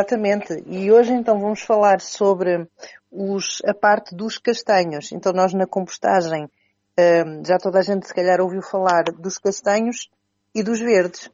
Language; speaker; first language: Portuguese; native; Portuguese